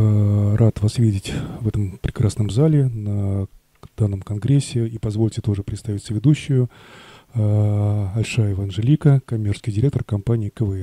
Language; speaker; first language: Russian; native; Russian